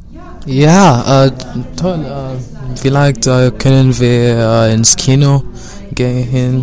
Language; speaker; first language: German; non-native, learner; English